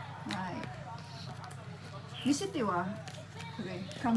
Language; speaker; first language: Japanese; non-native, fluent; Filipino